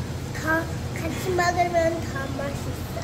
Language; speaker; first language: Korean; early bilingual, heritage; Korean